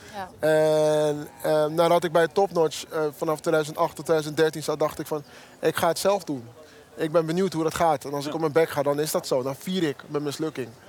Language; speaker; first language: Dutch; early bilingual, other home language; Akan